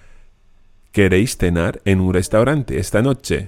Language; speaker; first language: Spanish; non-native, fluent; English